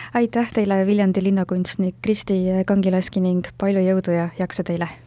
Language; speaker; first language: Estonian; native; Estonian